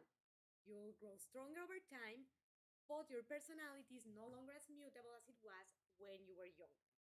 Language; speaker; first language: English; non-native, fluent; Spanish